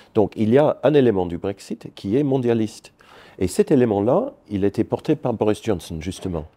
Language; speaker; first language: French; non-native, fluent; English